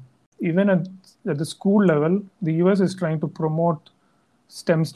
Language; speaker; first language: English; non-native, local second language; Tamil